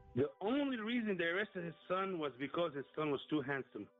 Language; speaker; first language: English; non-native, fluent; Arabic